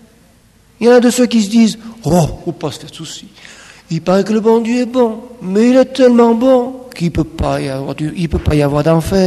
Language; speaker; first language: French; native; French